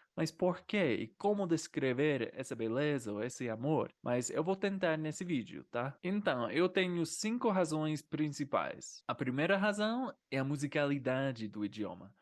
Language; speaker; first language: Portuguese; non-native, fluent; English